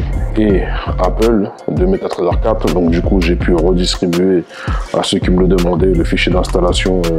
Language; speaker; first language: French; native; French